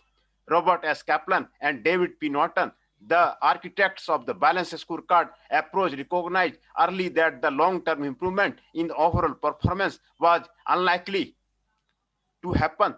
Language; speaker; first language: English; non-native, local second language; Hindi